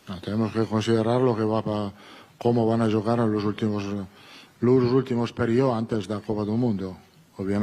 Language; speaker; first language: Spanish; non-native, fluent; Italian